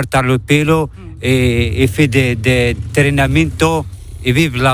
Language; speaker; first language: Spanish; non-native, learner; Arabic